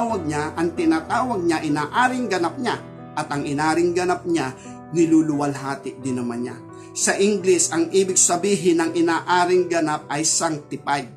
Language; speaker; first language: Filipino; native; Filipino